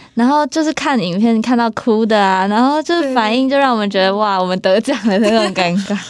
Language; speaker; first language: Chinese; native; Chinese